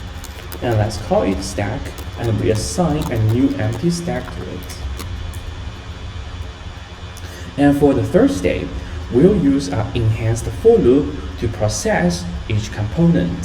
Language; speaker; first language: English; non-native, fluent; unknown